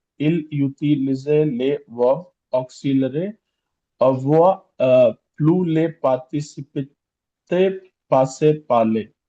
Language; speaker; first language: French; non-native, learner; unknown